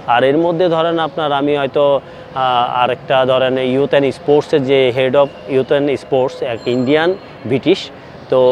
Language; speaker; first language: Bangla; native; Bangla